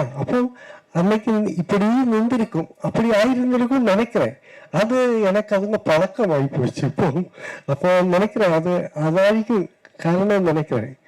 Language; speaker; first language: Tamil; non-native, learner; Malayalam